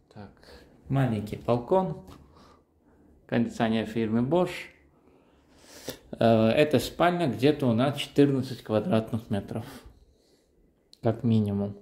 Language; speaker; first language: Russian; non-native, fluent; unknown